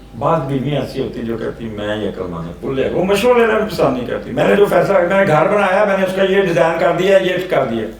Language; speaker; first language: Urdu; native; Urdu